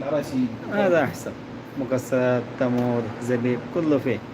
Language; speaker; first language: Arabic; non-native, learner; Bangla